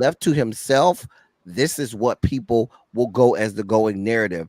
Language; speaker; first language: English; native; English